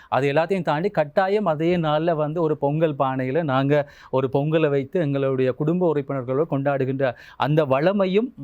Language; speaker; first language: Tamil; native; Tamil